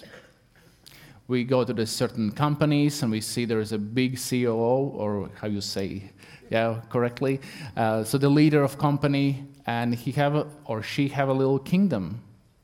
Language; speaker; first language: English; non-native, fluent; Latvian